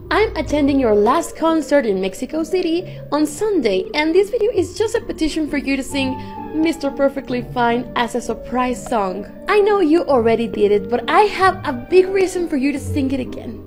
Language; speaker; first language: English; non-native, fluent; Spanish